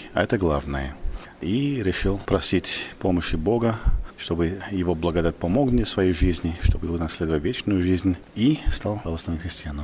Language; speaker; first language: Russian; non-native, fluent; English